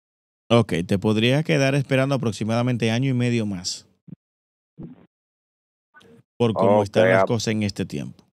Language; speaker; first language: Spanish; native; Spanish